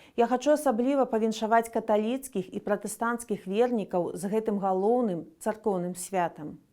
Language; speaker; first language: Belarusian; native; Belarusian